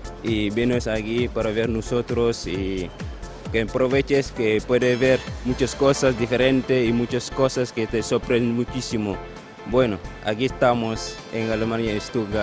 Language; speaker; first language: Spanish; non-native, learner; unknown